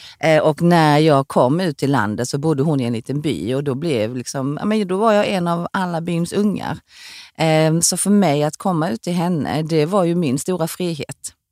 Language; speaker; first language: Swedish; early bilingual, other home language; Korean